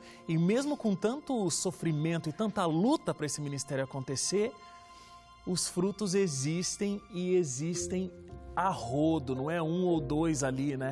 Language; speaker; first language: Portuguese; native; Portuguese